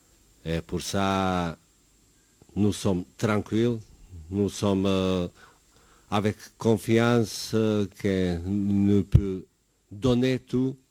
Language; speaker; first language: French; non-native, learner; Bosnian